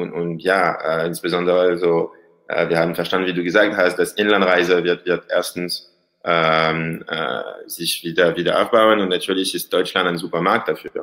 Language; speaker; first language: German; non-native, learner; French